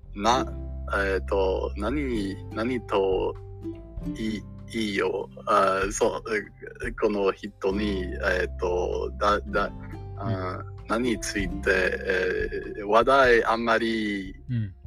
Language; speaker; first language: Japanese; non-native, learner; English